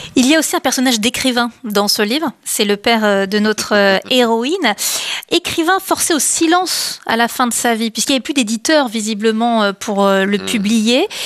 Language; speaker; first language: French; native; French